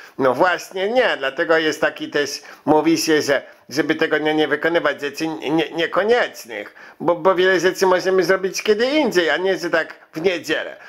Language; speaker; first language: Polish; early bilingual, heritage; Polish